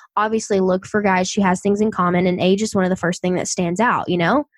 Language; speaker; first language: English; native; English